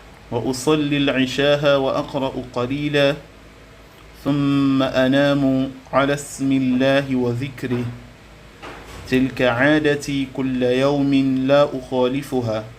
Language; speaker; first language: Arabic; non-native, fluent; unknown